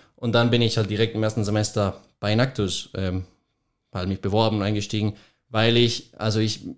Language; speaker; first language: German; non-native, fluent; Spanish